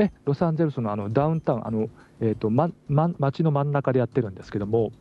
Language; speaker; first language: Japanese; native; Japanese